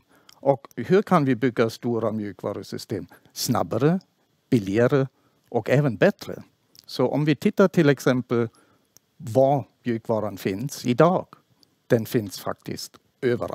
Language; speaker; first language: Swedish; non-native, fluent; German